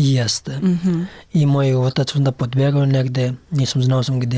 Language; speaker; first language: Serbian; non-native, learner; Pashto